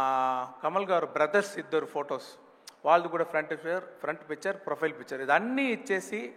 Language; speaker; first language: Telugu; non-native, local second language; Tamil